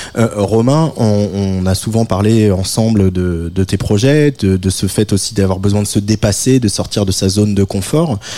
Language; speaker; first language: French; native; French